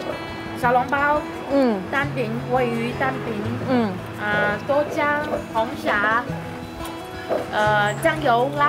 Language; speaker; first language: Chinese; non-native, fluent; Vietnamese